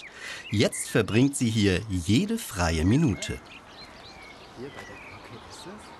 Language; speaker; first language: German; native; German